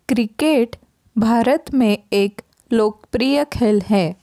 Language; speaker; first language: Hindi; non-native, local second language; Marathi